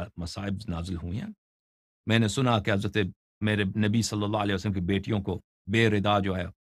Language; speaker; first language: Urdu; non-native, fluent; Persian